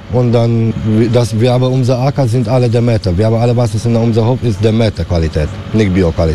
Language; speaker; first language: German; non-native, learner; Romanian